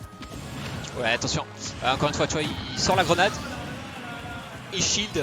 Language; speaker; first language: French; native; French